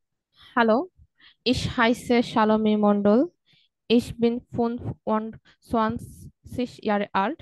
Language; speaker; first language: German; non-native, learner; Bangla